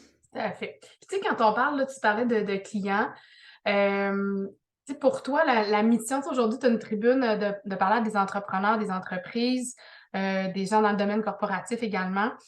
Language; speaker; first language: French; native; French